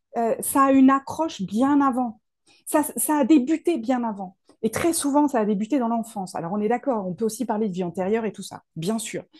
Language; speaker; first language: French; native; French